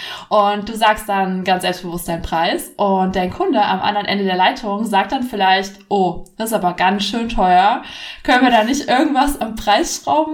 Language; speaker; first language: German; native; German